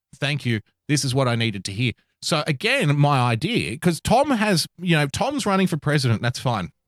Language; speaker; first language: English; native; English